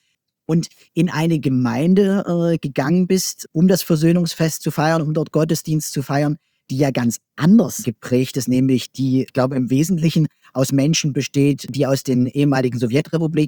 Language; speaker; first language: German; native; German